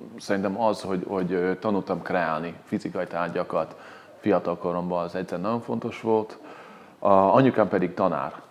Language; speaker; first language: Hungarian; early bilingual, heritage; English